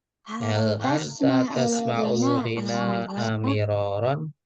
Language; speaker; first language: Arabic; non-native, learner; Indonesian